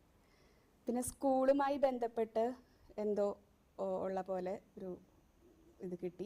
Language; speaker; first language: Malayalam; native; Malayalam